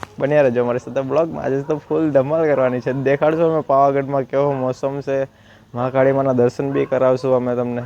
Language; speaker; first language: Gujarati; native; Gujarati